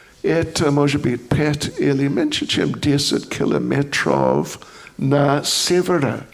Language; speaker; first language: Russian; non-native, fluent; English